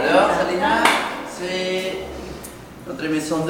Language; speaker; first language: French; non-native, fluent; Spanish